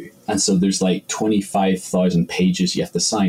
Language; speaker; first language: English; native; English